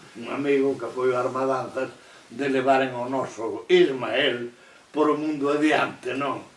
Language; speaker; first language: Galician; native; Galician